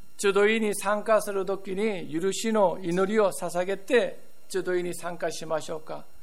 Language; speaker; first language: Japanese; non-native, fluent; Korean